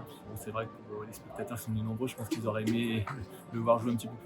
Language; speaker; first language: French; native; French